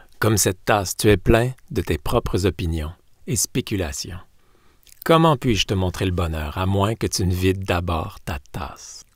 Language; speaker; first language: French; native; French